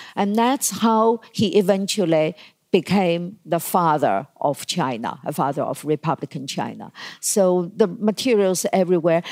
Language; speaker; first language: English; non-native, fluent; Chinese